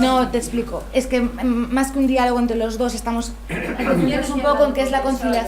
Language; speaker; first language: Spanish; native; Spanish